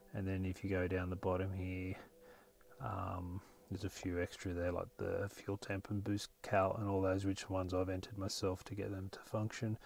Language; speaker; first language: English; native; English